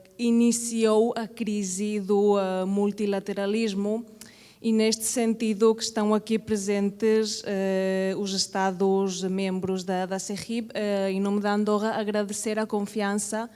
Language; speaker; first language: Portuguese; non-native, fluent; Catalan